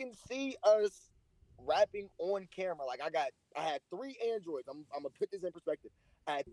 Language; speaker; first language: English; native; English